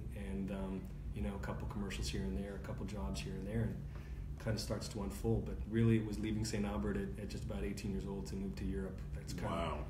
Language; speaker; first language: English; native; English